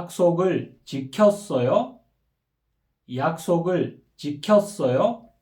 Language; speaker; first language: Korean; non-native, fluent; Kyrgyz